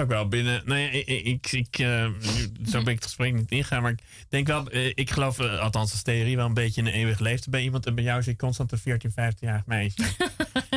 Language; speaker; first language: Dutch; native; Dutch